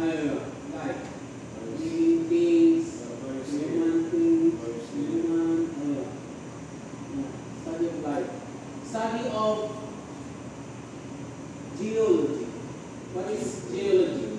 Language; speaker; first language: English; non-native, local second language; Filipino